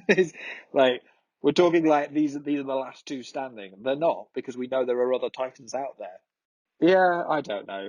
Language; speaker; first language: English; native; English